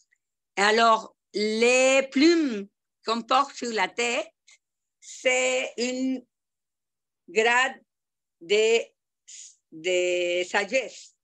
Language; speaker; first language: French; non-native, fluent; Spanish